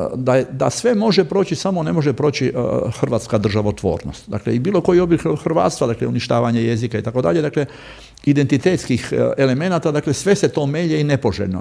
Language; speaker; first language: Croatian; native; Croatian